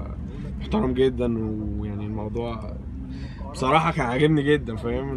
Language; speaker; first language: Arabic; native; Arabic